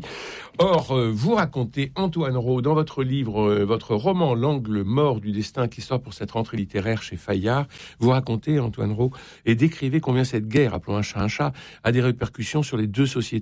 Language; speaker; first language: French; native; French